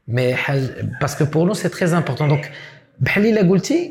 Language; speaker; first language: French; non-native, local second language; Arabic